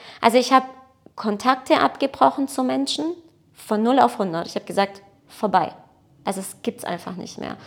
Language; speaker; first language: German; early bilingual, other home language; Portuguese